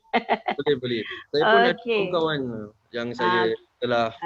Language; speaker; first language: Malay; native; Malay